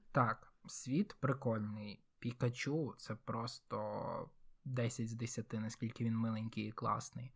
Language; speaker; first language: Ukrainian; native; Ukrainian